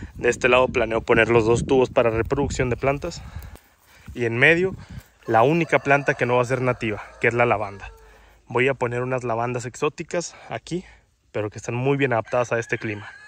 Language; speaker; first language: Spanish; native; Spanish